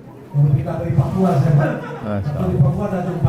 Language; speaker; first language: Indonesian; native; Indonesian